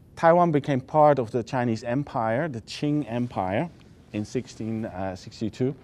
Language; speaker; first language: English; non-native, fluent; Dutch